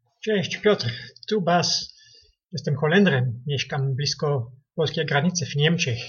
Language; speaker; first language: Polish; non-native, learner; Dutch